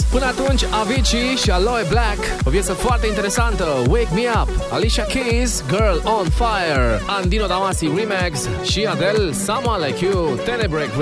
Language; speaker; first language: Romanian; native; Romanian